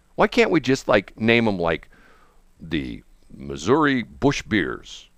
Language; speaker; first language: English; early bilingual, other home language; German